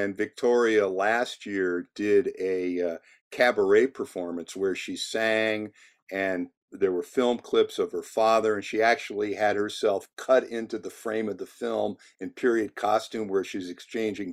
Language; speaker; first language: English; native; English